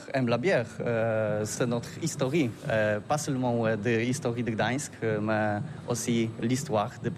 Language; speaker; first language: French; non-native, learner; Polish